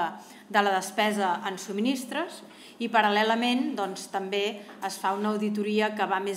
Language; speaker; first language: Catalan; native; Catalan